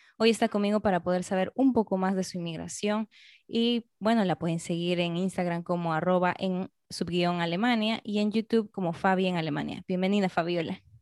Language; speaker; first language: Spanish; native; Spanish